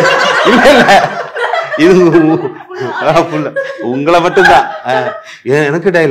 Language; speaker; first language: Tamil; non-native, learner; Malayalam